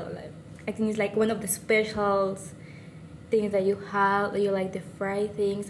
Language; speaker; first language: English; non-native, learner; Spanish